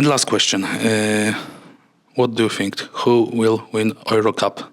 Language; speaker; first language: English; non-native, fluent; Polish